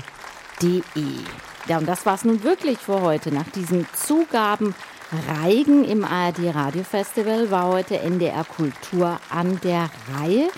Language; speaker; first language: German; native; German